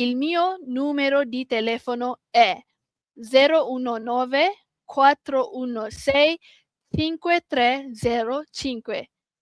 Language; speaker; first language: Italian; non-native, fluent; Malay